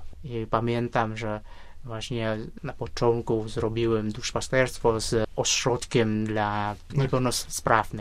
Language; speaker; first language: Polish; non-native, fluent; Vietnamese